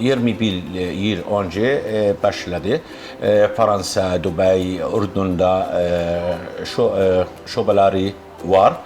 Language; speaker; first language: Turkish; non-native, learner; Arabic